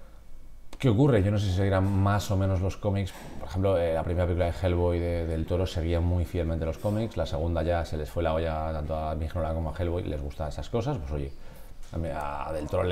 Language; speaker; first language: Spanish; native; Spanish